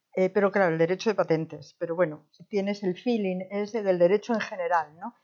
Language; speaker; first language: Spanish; native; Spanish